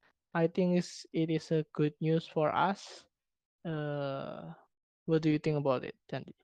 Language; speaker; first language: English; non-native, learner; Indonesian